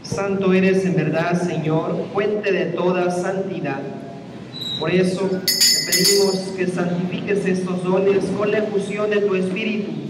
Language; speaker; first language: Spanish; native; Spanish